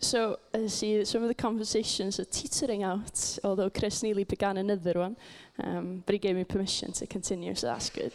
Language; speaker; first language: English; native; English